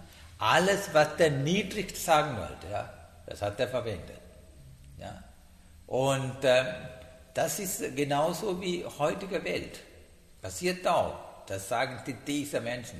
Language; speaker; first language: German; non-native, learner; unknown